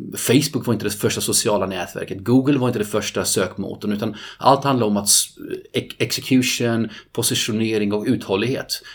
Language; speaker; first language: Swedish; non-native, fluent; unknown